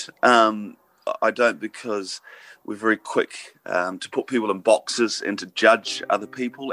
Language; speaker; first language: English; native; English